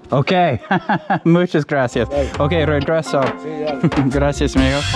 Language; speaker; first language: Spanish; non-native, learner; English